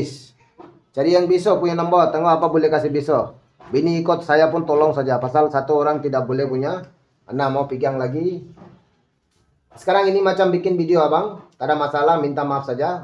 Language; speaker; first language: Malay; non-native, learner; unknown